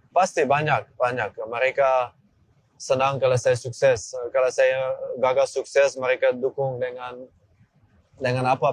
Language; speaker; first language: Indonesian; non-native, learner; Dutch